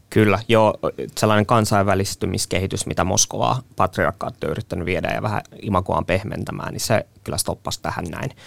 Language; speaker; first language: Finnish; native; Finnish